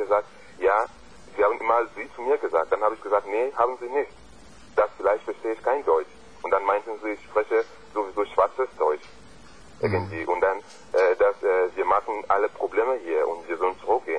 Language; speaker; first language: German; non-native, fluent; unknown